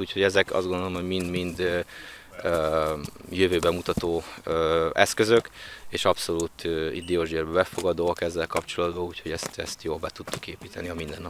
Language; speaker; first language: Hungarian; native; Hungarian